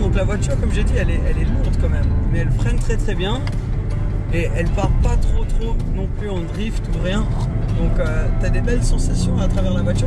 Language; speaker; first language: French; native; French